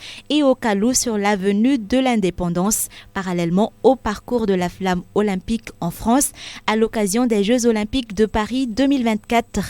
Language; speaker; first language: French; non-native, local second language; Malagasy